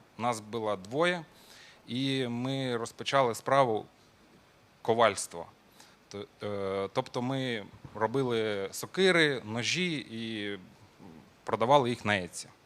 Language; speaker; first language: Ukrainian; non-native, local second language; Russian